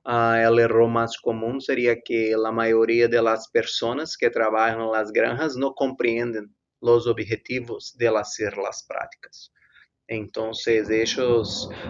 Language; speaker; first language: Spanish; non-native, fluent; Portuguese